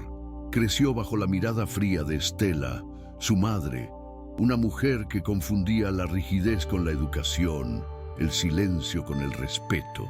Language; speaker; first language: Spanish; native; Spanish